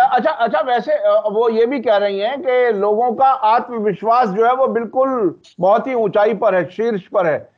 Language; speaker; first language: Hindi; native; Hindi